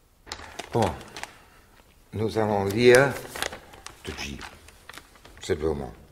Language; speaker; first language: French; non-native, fluent; English